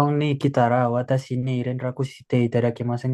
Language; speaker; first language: Japanese; non-native, learner; Indonesian